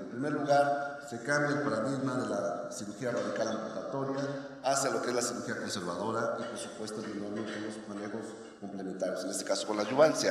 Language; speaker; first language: Spanish; native; Spanish